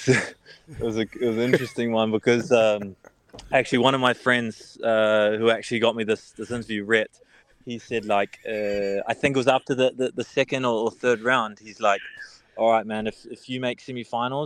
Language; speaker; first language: English; native; English